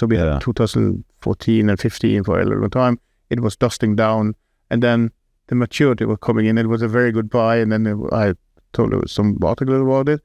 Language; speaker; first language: English; non-native, fluent; Norwegian